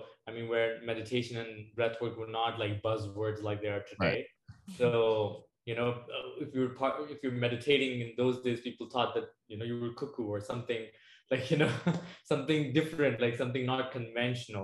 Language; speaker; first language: English; non-native, local second language; Hindi